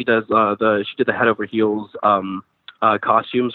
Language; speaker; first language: English; native; English